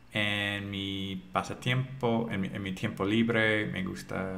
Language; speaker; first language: Spanish; non-native, fluent; English